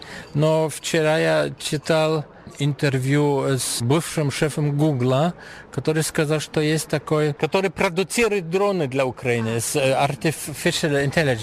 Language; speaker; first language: Russian; non-native, fluent; German